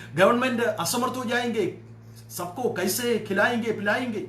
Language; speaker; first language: Hindi; non-native, local second language; Malayalam